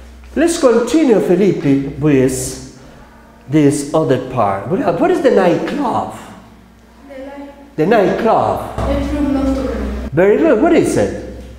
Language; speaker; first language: English; non-native, fluent; Spanish